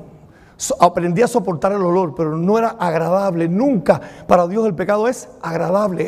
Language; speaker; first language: Spanish; native; Spanish